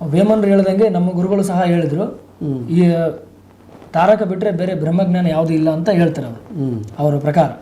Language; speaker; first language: Kannada; native; Kannada